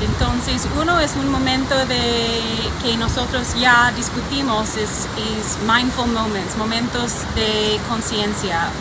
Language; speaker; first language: Spanish; non-native, learner; English